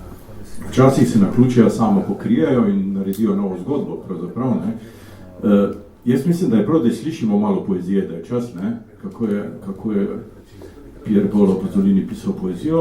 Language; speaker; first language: Slovenian; native; Slovenian